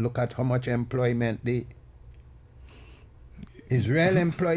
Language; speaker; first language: English; native; English